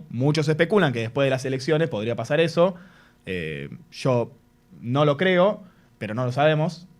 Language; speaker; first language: Spanish; native; Spanish